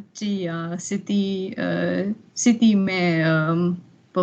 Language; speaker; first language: Hindi; non-native, learner; German